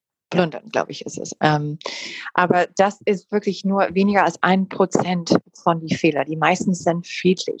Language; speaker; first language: German; non-native, fluent; English